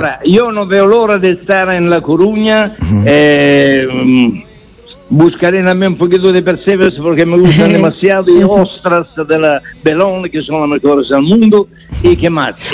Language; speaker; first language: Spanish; non-native, fluent; Italian